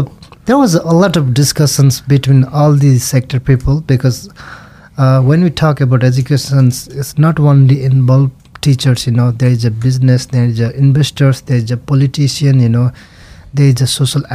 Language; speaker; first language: English; non-native, local second language; Nepali